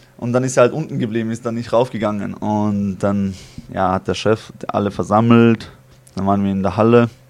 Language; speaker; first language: German; early bilingual, other home language; Chechen